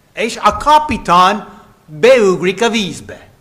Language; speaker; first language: Hungarian; non-native, fluent; English